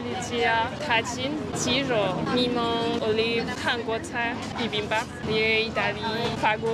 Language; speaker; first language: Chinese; non-native, learner; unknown